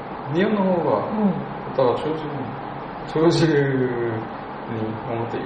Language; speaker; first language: Japanese; non-native, learner; Korean